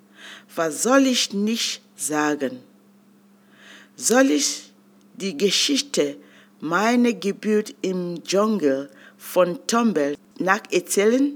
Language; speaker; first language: German; non-native, fluent; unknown